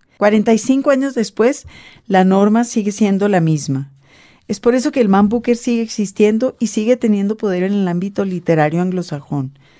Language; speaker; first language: Spanish; native; Spanish